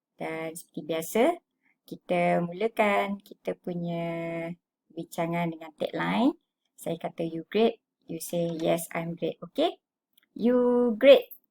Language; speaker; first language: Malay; native; Malay